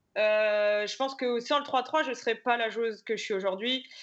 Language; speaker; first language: French; native; French